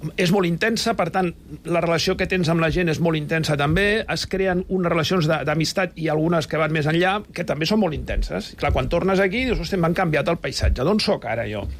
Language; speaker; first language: Catalan; native; Catalan